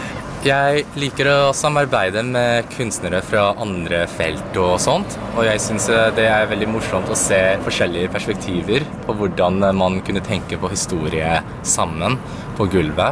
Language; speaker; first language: Norwegian; early bilingual, other home language; Cantonese